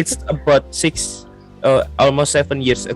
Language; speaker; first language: English; non-native, learner; Indonesian